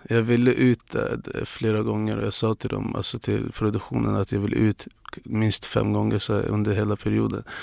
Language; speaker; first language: Swedish; non-native, fluent; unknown